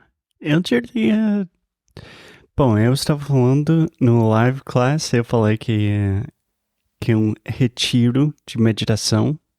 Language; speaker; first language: Portuguese; non-native, fluent; English